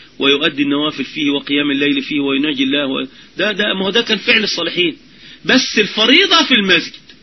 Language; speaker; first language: Arabic; native; Arabic